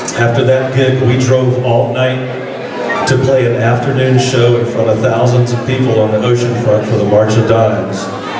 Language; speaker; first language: English; native; English